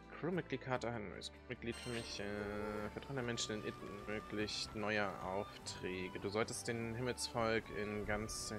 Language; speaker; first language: German; native; German